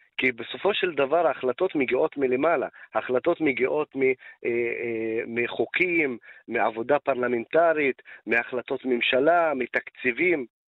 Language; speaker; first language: Hebrew; non-native, local second language; Arabic